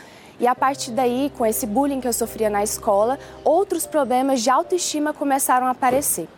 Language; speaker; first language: Portuguese; early bilingual, other home language; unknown